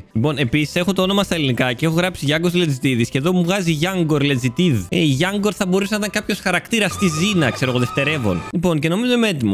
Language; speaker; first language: Greek; native; Greek